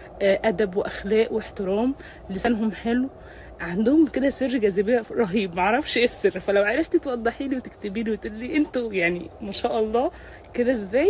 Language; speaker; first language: Arabic; native; Arabic